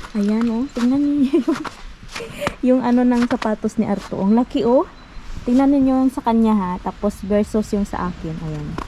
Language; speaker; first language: Filipino; non-native, local second language; Hiligaynon